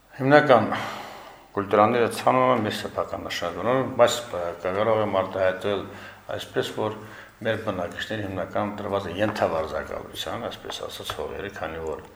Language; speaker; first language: Armenian; native; Armenian